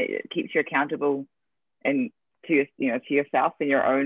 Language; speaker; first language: English; native; English